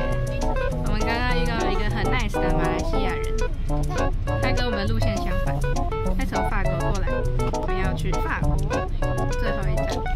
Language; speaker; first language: Chinese; native; Chinese